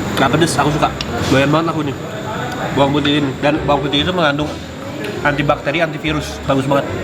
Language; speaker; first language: Indonesian; native; Indonesian